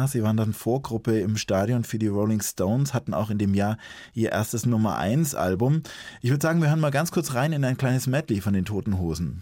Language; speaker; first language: German; native; German